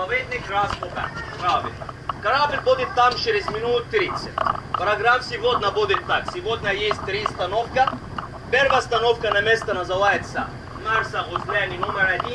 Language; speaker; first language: Russian; non-native, learner; Arabic